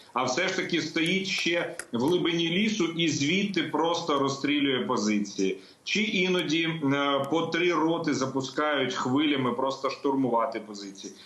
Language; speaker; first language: Ukrainian; native; Ukrainian